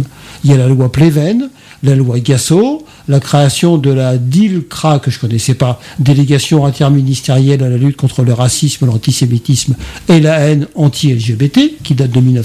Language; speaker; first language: French; native; French